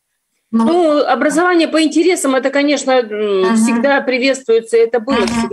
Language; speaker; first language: Russian; native; Russian